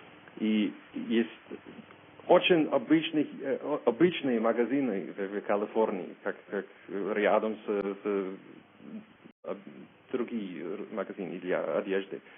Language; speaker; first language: Russian; non-native, learner; English